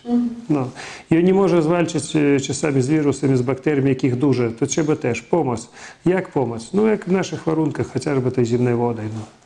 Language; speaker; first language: Polish; non-native, fluent; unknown